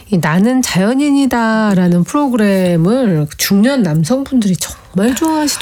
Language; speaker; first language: Korean; native; Korean